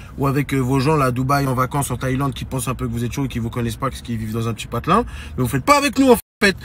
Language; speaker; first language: French; native; French